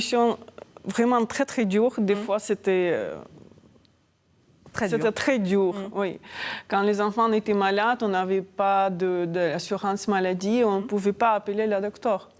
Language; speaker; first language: French; non-native, fluent; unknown